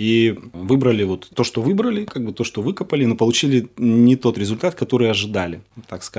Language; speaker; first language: Russian; native; Russian